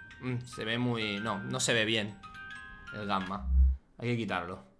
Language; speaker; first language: Spanish; native; Spanish